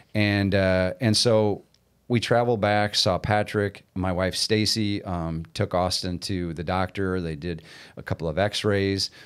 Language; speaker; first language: English; native; English